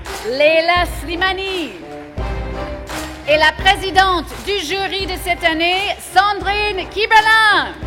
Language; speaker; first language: French; native; French